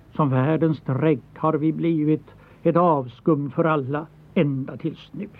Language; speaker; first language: Swedish; native; Swedish